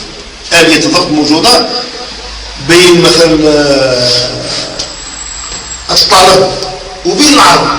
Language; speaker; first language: Arabic; native; Arabic